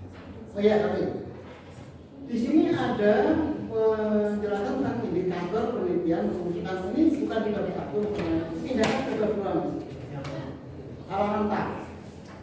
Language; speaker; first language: Indonesian; native; Indonesian